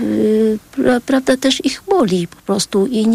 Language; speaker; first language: Polish; early bilingual, other home language; Vietnamese